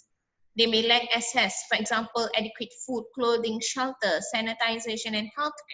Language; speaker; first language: English; non-native, local second language; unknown